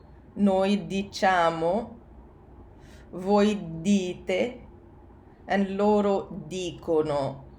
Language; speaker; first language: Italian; non-native, fluent; English